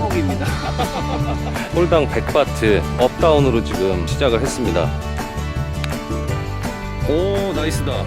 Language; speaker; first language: Korean; native; Korean